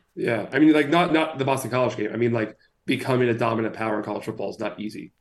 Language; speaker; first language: English; native; English